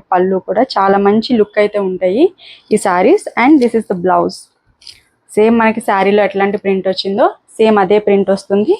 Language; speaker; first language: Telugu; native; Telugu